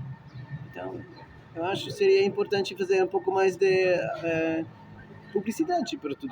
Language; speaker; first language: Portuguese; non-native, fluent; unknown